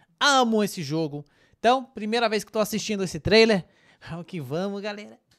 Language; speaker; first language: Portuguese; non-native, fluent; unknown